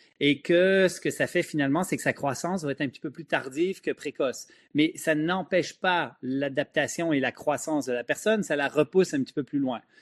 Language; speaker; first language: French; native; French